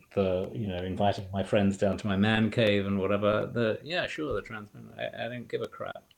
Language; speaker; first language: English; native; English